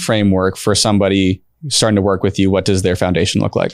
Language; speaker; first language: English; native; English